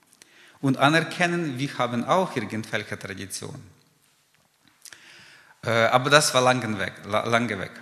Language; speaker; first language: German; non-native, fluent; Ukrainian